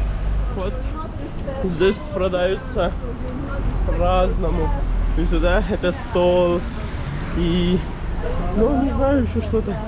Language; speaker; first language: Russian; non-native, learner; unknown